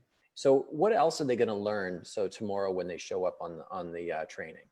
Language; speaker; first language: English; native; English